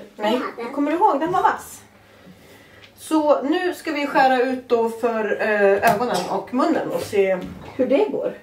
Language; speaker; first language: Swedish; native; Swedish